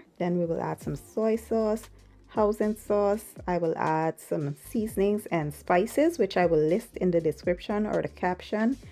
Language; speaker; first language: English; native; English